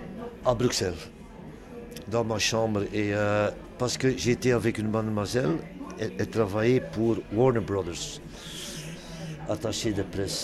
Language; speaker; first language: French; non-native, local second language; Dutch